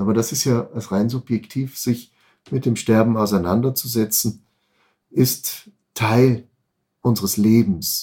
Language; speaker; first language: German; native; German